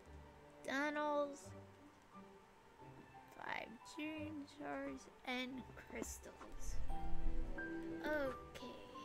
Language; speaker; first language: English; native; English